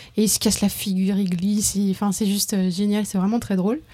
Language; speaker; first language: French; native; French